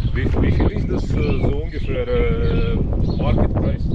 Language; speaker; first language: German; non-native, learner; Latvian